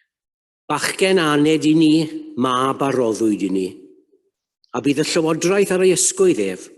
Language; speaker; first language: Welsh; native; Welsh